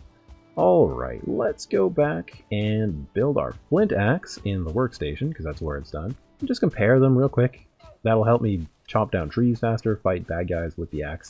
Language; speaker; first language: English; native; English